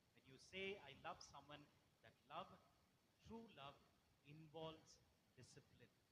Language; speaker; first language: English; non-native, local second language; Tamil